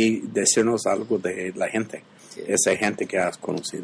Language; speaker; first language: Spanish; non-native, fluent; English